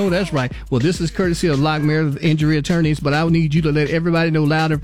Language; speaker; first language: English; native; English